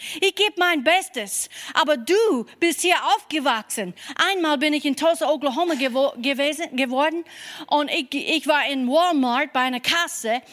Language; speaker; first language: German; non-native, fluent; English